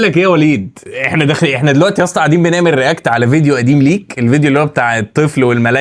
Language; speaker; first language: Arabic; native; Arabic